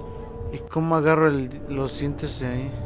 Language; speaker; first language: Spanish; native; Spanish